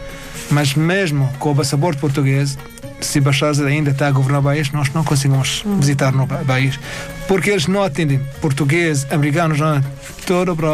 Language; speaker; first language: Portuguese; non-native, learner; Arabic